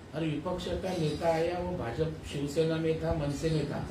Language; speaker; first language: Hindi; non-native, local second language; Marathi